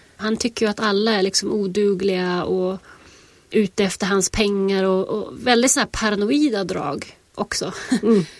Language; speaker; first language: Swedish; native; Swedish